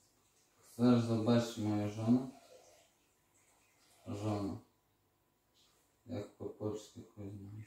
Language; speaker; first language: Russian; non-native, local second language; Ukrainian